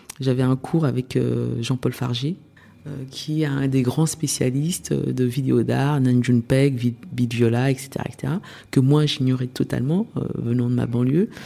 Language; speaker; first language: French; early bilingual, other home language; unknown